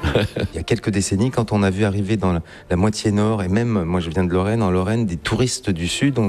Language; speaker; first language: French; native; French